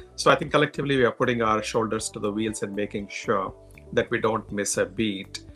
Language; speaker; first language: English; non-native, local second language; Telugu